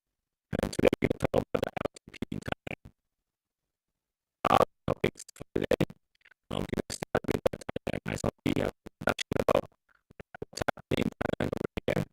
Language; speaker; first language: English; non-native, fluent; Thai